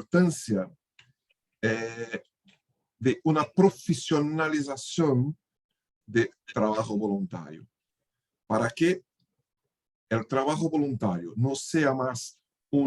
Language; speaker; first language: Spanish; non-native, fluent; Portuguese